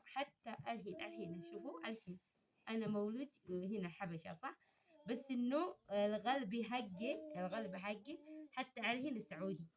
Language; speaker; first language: Arabic; early bilingual, other home language; Amharic